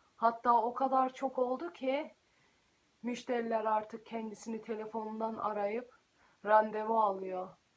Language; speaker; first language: Turkish; early bilingual, heritage; Turkish